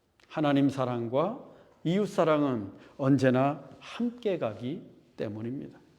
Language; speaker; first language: Korean; native; Korean